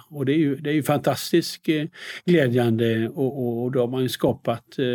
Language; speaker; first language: Swedish; native; Swedish